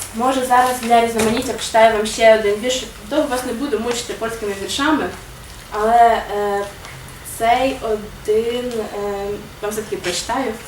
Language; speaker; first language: Ukrainian; native; Ukrainian